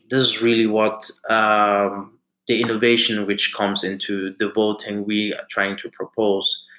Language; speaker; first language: English; early bilingual, other home language; German